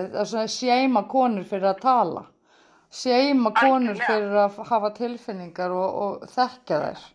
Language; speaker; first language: Icelandic; non-native, fluent; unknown